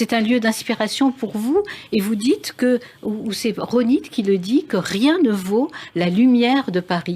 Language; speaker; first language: French; native; French